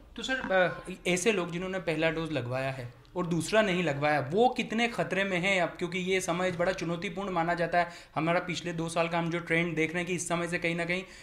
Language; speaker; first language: Hindi; native; Hindi